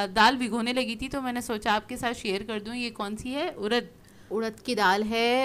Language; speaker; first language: Urdu; native; Urdu